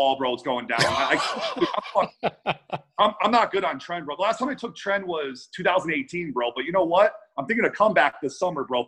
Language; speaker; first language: English; native; English